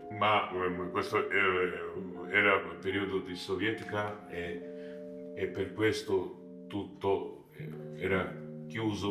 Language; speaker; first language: Italian; non-native, learner; Georgian